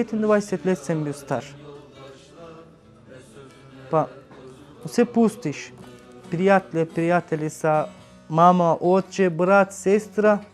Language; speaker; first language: Slovenian; non-native, learner; Turkish